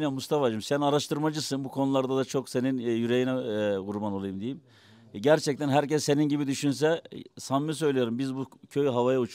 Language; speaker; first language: Turkish; native; Turkish